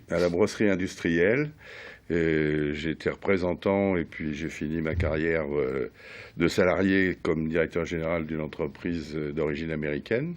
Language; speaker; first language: French; native; French